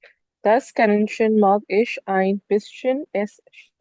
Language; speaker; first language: German; non-native, learner; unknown